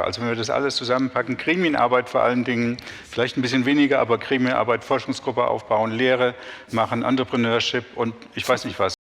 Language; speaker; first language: German; native; German